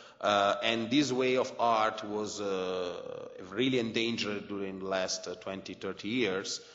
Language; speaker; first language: English; non-native, fluent; Italian